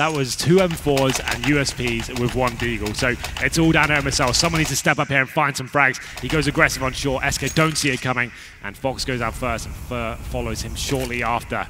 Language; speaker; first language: English; native; English